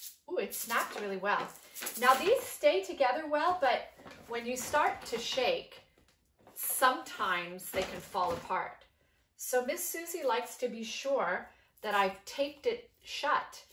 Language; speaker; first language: English; native; English